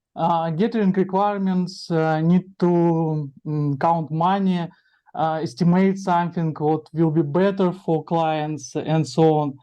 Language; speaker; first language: English; non-native, learner; Russian